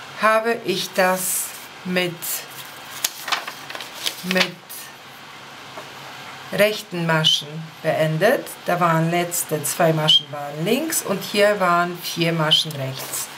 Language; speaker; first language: German; non-native, fluent; Polish